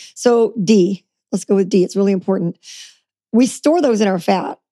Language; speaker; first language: English; native; English